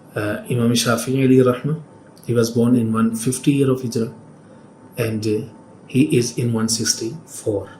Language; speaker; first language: English; non-native, local second language; Urdu